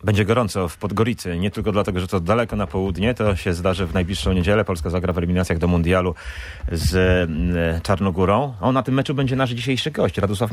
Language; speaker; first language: Polish; native; Polish